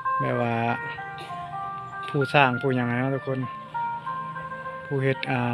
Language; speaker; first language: Thai; non-native, local second language; Lao